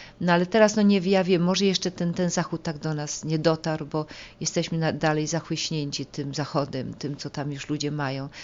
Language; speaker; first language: Polish; native; Polish